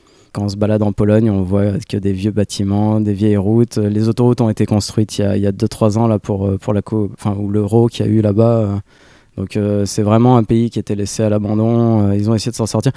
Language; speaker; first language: French; native; French